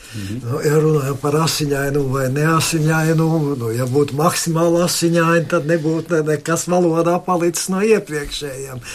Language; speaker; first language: Latvian; native; Latvian